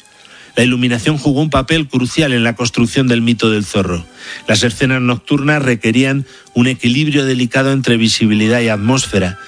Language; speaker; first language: Spanish; native; Spanish